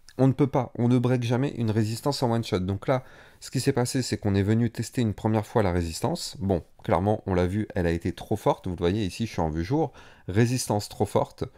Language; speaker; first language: French; native; French